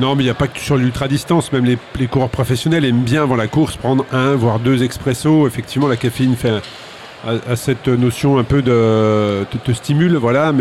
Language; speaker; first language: French; native; French